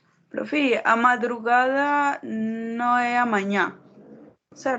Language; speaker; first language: Portuguese; non-native, learner; Spanish